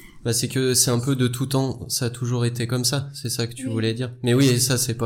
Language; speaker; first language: French; native; French